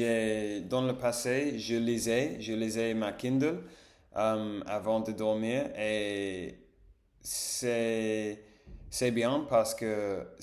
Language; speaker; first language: French; non-native, fluent; Spanish